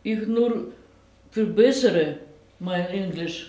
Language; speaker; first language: German; non-native, learner; Russian